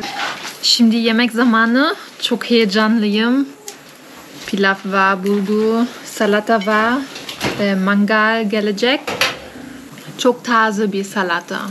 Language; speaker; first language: Turkish; non-native, learner; German